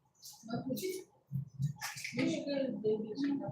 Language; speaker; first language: Arabic; non-native, learner; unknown